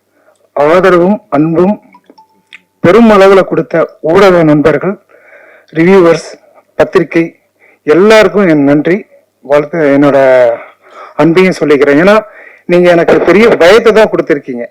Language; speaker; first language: Tamil; native; Tamil